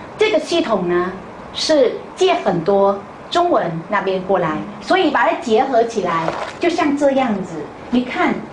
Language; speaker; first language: Chinese; non-native, fluent; Vietnamese